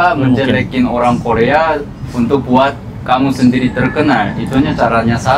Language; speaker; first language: Indonesian; non-native, fluent; Korean